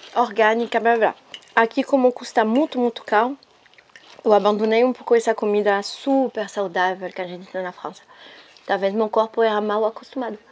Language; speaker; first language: Portuguese; non-native, fluent; French